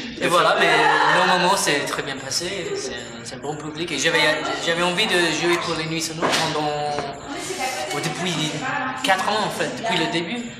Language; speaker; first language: French; non-native, fluent; English